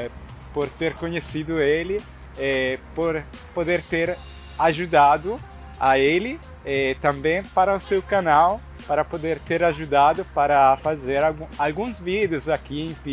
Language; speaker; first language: Portuguese; non-native, fluent; Italian